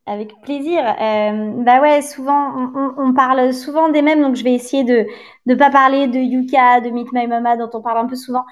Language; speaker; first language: French; native; French